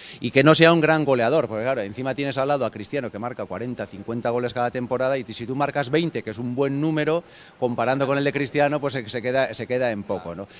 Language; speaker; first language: Spanish; native; Spanish